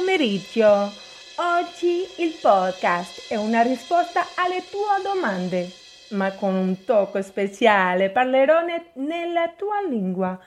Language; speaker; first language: Italian; non-native, fluent; Portuguese